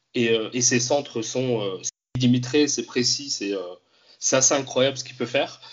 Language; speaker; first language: French; native; French